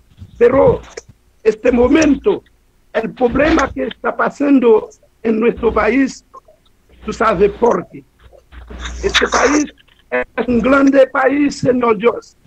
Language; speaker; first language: Spanish; non-native, learner; Haitian Creole